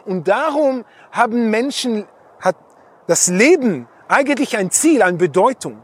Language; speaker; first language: German; non-native, fluent; Hebrew